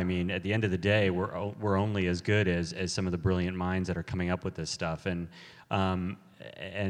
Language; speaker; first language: English; native; English